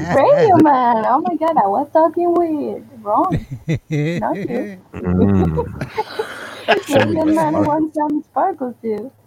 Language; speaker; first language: English; non-native, fluent; Spanish